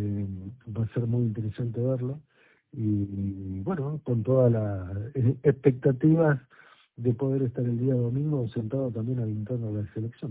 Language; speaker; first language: Spanish; native; Spanish